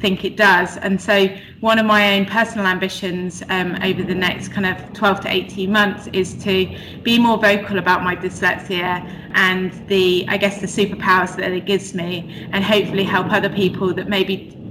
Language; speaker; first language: English; native; English